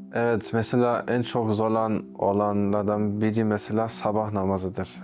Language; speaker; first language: Turkish; non-native, fluent; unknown